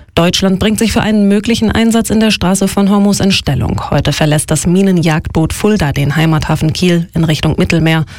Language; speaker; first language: German; native; German